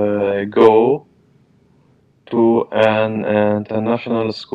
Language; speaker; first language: English; non-native, learner; Arabic